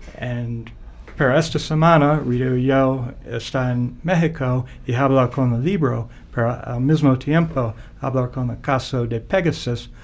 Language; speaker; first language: Spanish; non-native, learner; English